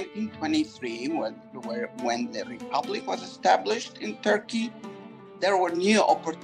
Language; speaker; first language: English; non-native, fluent; Turkish